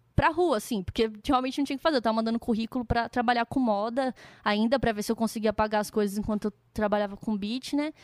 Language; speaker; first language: Portuguese; native; Portuguese